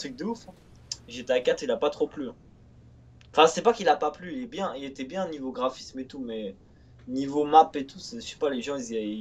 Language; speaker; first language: French; native; French